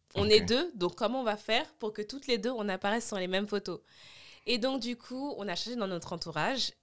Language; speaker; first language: French; native; French